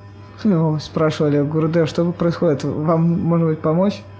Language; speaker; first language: Russian; native; Russian